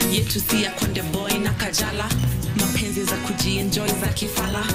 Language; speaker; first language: English; non-native, local second language; Swahili